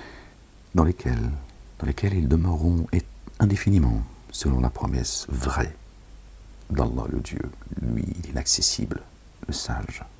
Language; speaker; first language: French; native; French